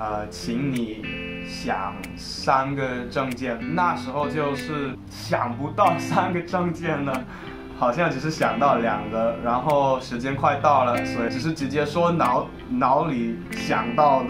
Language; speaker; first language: Chinese; non-native, fluent; English